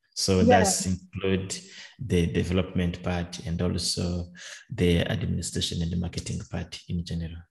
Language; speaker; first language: English; non-native, local second language; Kinyarwanda